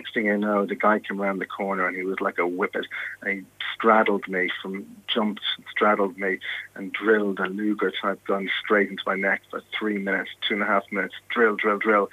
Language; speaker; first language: English; native; English